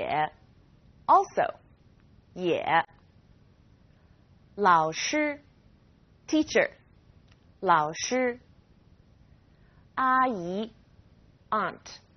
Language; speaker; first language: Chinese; non-native, fluent; English